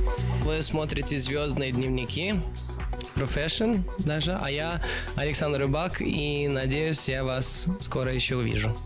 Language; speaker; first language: Russian; early bilingual, other home language; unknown